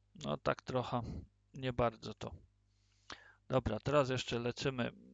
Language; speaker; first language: Polish; early bilingual, heritage; Polish